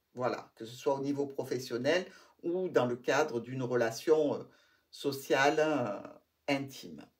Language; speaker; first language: French; native; French